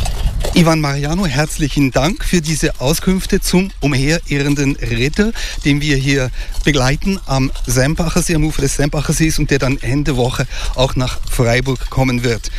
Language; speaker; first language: German; native; German